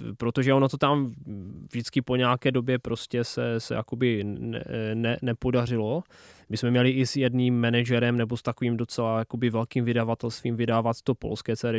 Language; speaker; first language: Czech; non-native, local second language; Polish